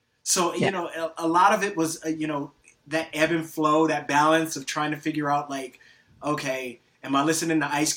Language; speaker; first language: English; native; English